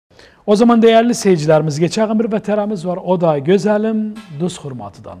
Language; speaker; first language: Turkish; native; Turkish